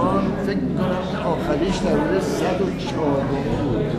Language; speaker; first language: Persian; native; Persian